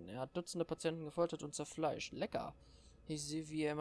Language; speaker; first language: German; native; German